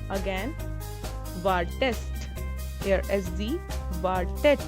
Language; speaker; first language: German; non-native, learner; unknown